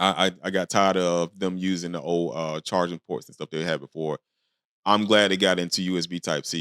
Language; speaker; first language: English; native; English